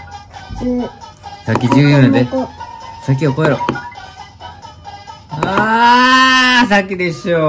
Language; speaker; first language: Japanese; native; Japanese